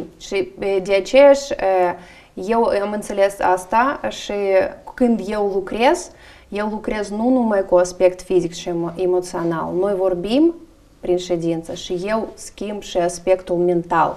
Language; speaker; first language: Romanian; non-native, learner; Russian